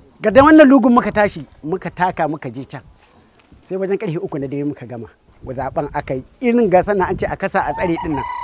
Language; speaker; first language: Hausa; native; Hausa